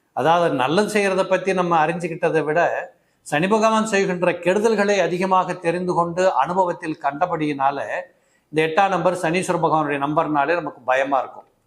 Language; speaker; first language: Tamil; native; Tamil